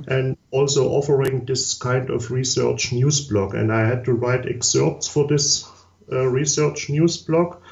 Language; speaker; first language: English; non-native, learner; German